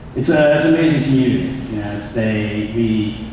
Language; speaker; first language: English; native; English